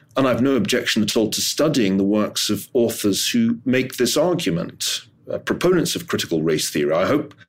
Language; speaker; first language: English; native; English